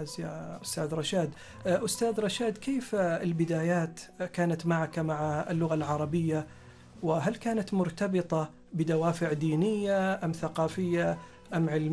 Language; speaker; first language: Arabic; native; Arabic